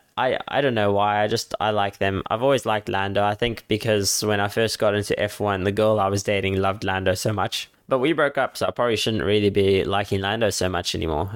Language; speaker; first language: English; native; English